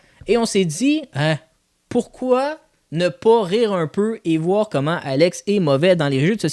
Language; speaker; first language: French; native; French